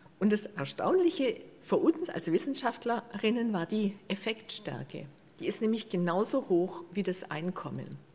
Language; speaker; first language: German; native; German